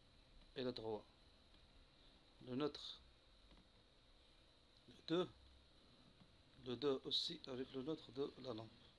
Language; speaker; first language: French; non-native, local second language; Arabic